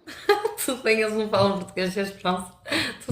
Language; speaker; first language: Portuguese; native; Portuguese